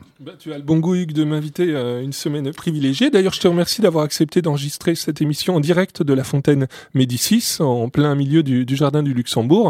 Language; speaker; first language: French; native; French